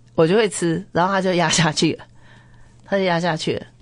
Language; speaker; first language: Chinese; native; Chinese